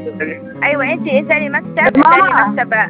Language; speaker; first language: Arabic; non-native, learner; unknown